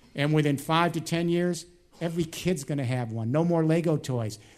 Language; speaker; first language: English; native; English